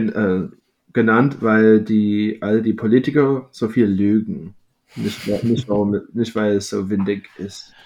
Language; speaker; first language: German; non-native, fluent; English